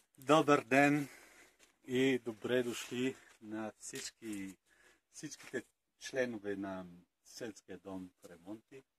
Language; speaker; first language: Bulgarian; non-native, fluent; French